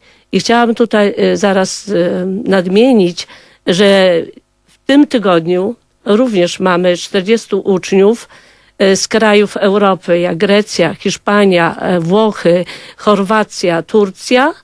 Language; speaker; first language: Polish; non-native, local second language; Kashubian